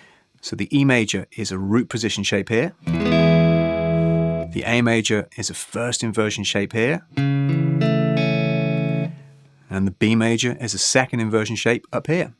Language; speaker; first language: English; native; English